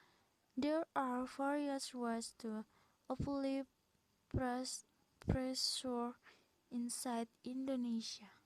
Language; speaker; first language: English; non-native, learner; Indonesian